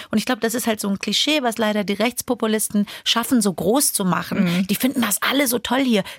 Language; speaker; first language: German; early bilingual, other home language; Persian